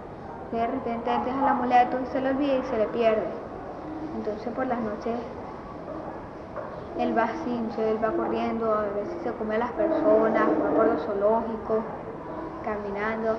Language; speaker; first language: Spanish; native; Spanish